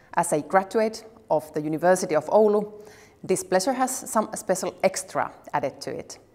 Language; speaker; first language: English; non-native, fluent; Finnish